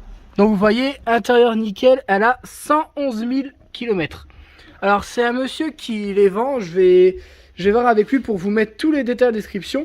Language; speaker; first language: French; native; French